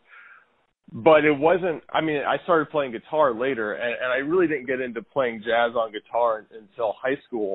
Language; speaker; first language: English; native; English